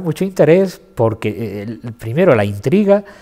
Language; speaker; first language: Spanish; native; Spanish